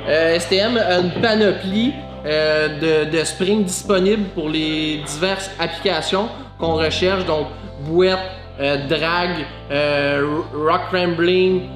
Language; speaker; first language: French; native; French